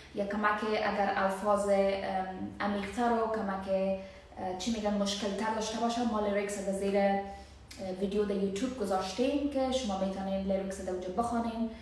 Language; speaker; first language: Persian; native; Persian